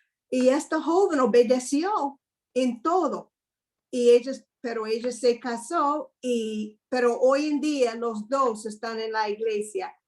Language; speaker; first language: Spanish; non-native, fluent; English